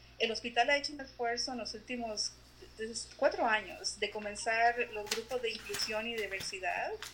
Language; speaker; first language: Spanish; native; Spanish